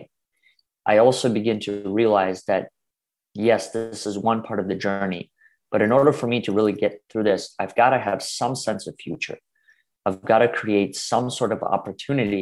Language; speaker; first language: English; early bilingual, other home language; Russian